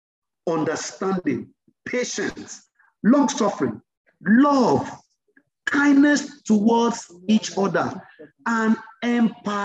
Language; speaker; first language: English; non-native, local second language; Yoruba